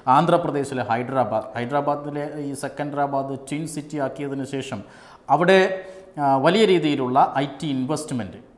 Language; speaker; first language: Malayalam; native; Malayalam